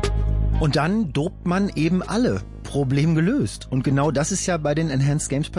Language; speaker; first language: German; native; German